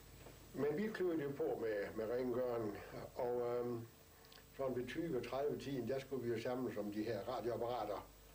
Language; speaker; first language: Danish; native; Danish